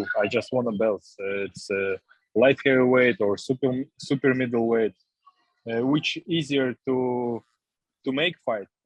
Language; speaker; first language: English; non-native, learner; Russian